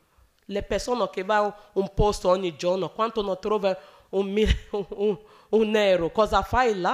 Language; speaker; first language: Italian; non-native, learner; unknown